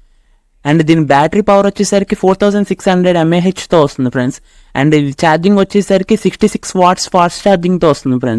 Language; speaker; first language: Telugu; native; Telugu